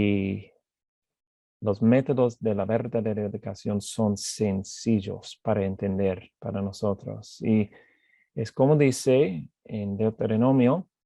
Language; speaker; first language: Spanish; non-native, fluent; English